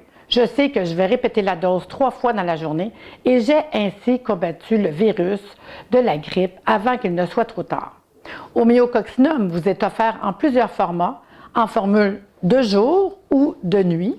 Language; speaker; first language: French; native; French